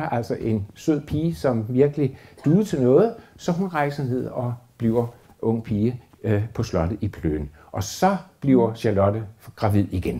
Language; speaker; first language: Danish; native; Danish